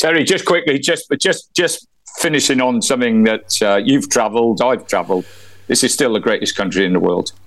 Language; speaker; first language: English; native; English